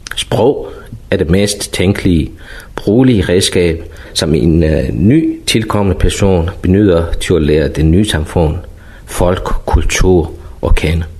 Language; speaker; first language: Danish; non-native, fluent; Persian